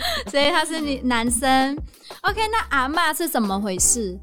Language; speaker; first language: Chinese; non-native, fluent; Vietnamese